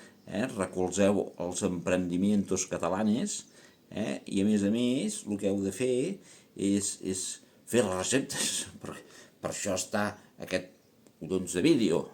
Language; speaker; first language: Catalan; non-native, local second language; Spanish